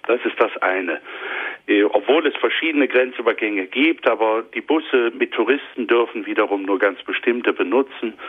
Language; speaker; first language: German; native; German